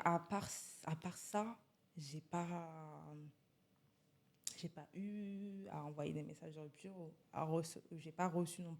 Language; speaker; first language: French; native; French